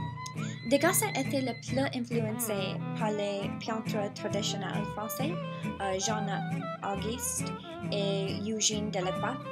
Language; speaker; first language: French; non-native, learner; English